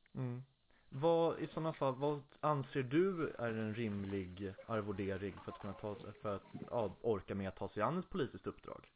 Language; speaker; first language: Swedish; native; Swedish